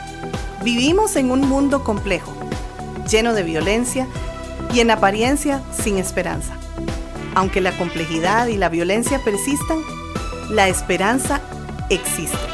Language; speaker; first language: Spanish; native; Spanish